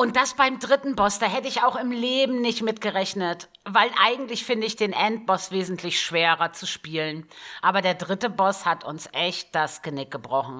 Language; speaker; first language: German; native; German